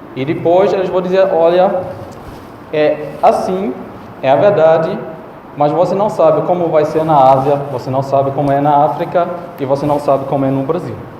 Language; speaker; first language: Portuguese; non-native, fluent; German